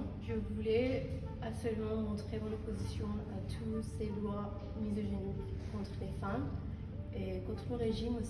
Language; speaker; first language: French; non-native, fluent; Persian